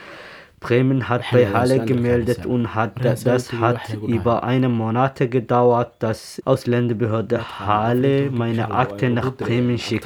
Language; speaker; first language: German; non-native, learner; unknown